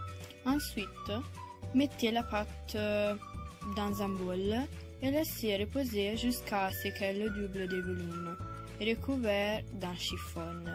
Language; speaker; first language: French; non-native, learner; Italian